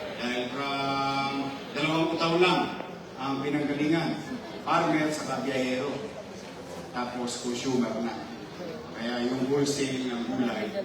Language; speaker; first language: Filipino; native; Filipino